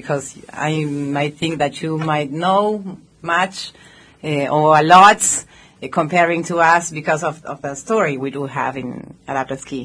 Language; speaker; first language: English; non-native, fluent; Spanish